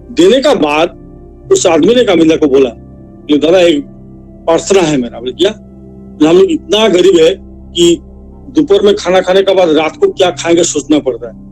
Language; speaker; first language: Hindi; non-native, local second language; Assamese